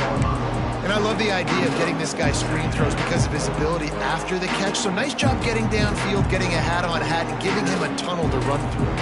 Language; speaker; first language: English; native; English